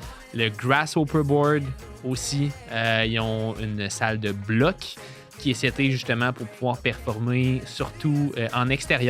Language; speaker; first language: French; native; French